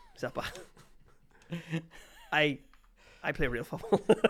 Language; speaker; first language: English; native; English